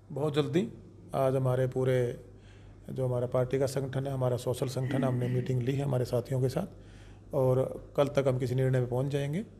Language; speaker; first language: Hindi; native; Hindi